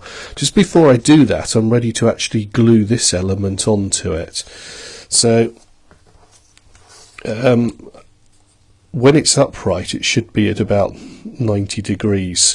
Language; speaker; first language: English; native; English